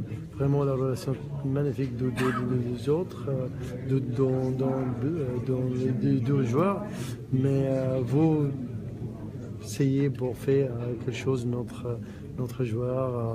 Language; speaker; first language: French; non-native, learner; Arabic